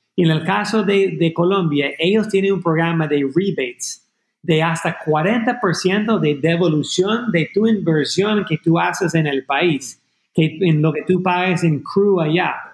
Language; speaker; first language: Spanish; non-native, fluent; English